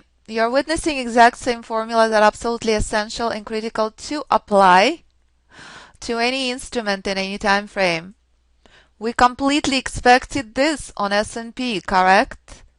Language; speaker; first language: English; non-native, fluent; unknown